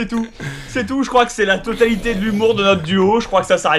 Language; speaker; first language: French; native; French